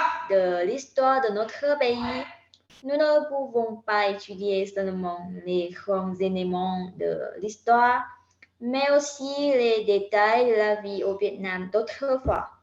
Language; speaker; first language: French; non-native, learner; Vietnamese